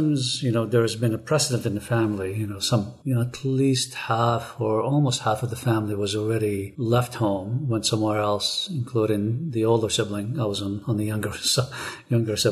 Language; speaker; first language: English; non-native, fluent; Arabic